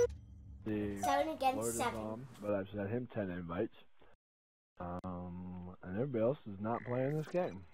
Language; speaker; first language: English; native; English